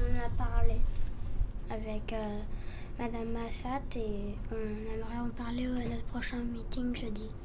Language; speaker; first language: French; early bilingual, heritage; French